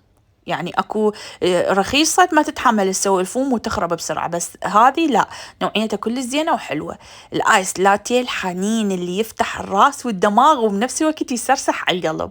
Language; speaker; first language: Arabic; native; Arabic